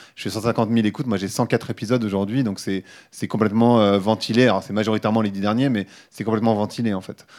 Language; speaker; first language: French; native; French